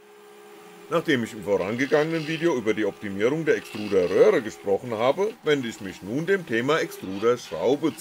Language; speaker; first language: German; native; German